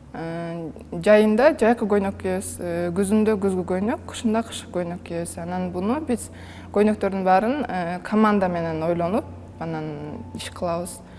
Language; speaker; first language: Kyrgyz; native; Kyrgyz